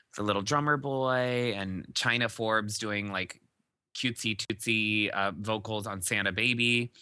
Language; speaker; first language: English; native; English